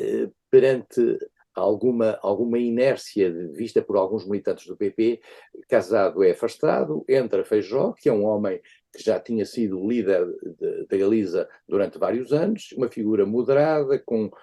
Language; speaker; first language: Portuguese; native; Portuguese